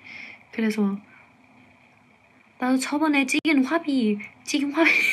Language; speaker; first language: Korean; non-native, fluent; English